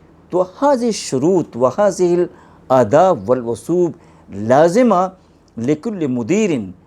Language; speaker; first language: Arabic; non-native, fluent; Urdu